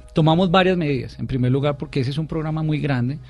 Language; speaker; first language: Spanish; native; Spanish